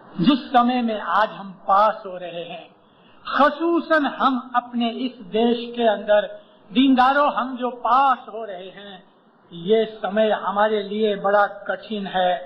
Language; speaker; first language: Urdu; non-native, local second language; Gujarati